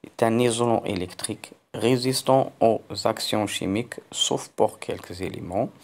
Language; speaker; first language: French; non-native, local second language; Arabic